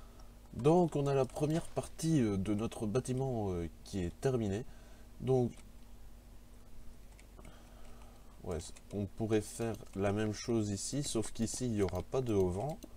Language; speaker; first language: French; native; French